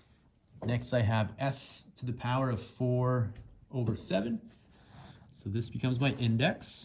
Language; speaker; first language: English; native; English